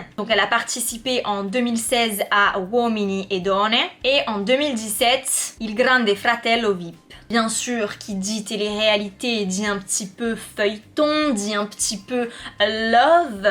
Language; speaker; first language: French; native; French